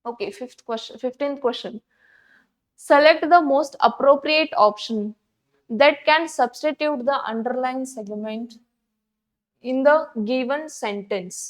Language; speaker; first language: English; non-native, local second language; Kannada